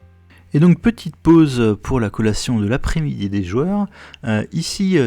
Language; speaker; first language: French; native; French